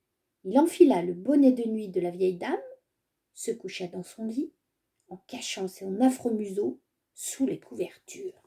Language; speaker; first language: French; native; French